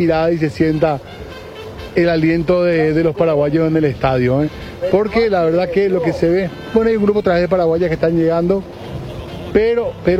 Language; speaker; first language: Spanish; native; Spanish